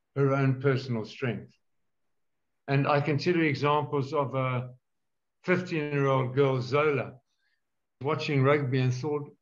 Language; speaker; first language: English; native; English